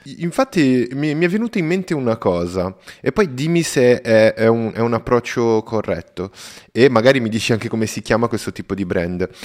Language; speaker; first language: Italian; non-native, fluent; Portuguese